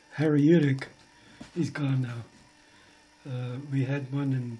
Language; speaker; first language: English; native; English